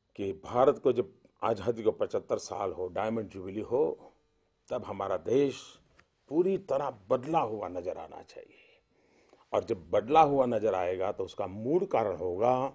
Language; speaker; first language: Hindi; non-native, local second language; Gujarati